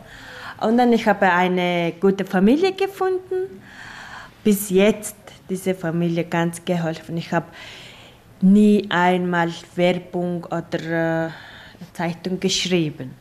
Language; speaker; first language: German; non-native, learner; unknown